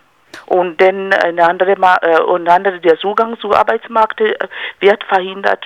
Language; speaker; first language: German; non-native, fluent; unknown